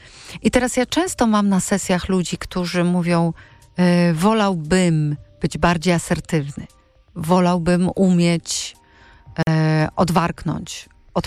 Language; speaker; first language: Polish; native; Polish